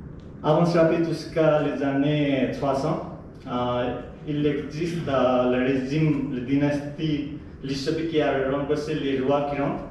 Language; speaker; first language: French; non-native, fluent; Nepali